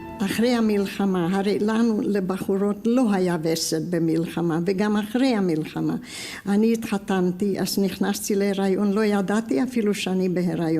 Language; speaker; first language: Hebrew; non-native, fluent; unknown